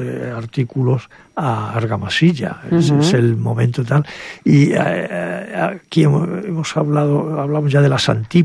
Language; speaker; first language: Spanish; native; Spanish